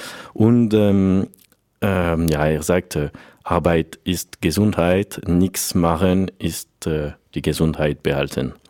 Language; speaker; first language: German; non-native, learner; French